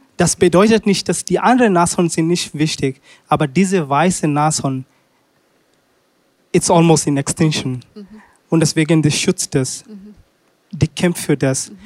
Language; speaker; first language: German; non-native, learner; Swahili